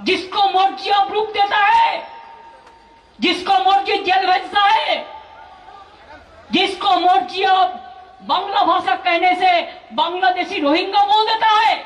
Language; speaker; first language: Hindi; non-native, local second language; Bangla